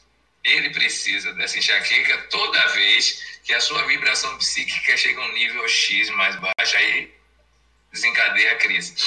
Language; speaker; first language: Portuguese; native; Portuguese